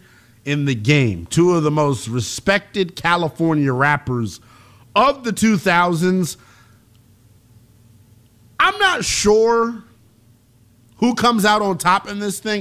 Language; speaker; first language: English; native; English